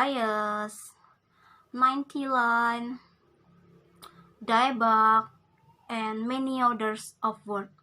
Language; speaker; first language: English; non-native, learner; Indonesian